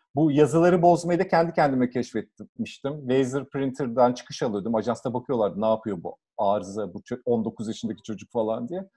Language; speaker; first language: Turkish; native; Turkish